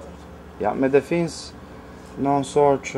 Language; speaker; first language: Swedish; non-native, fluent; Croatian